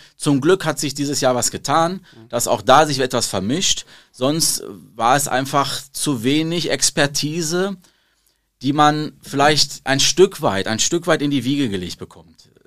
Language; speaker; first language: German; early bilingual, other home language; Arabic